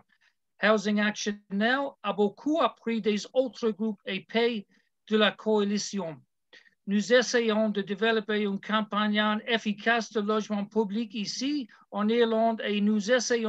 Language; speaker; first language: French; non-native, learner; English